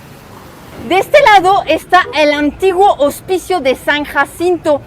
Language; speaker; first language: Spanish; native; Spanish